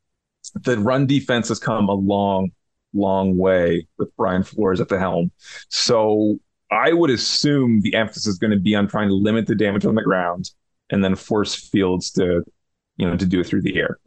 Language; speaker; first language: English; native; English